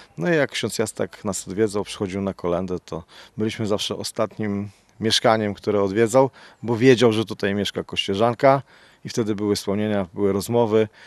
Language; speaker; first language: Polish; native; Polish